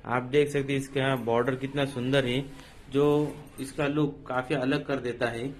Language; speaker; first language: Hindi; non-native, local second language; Marathi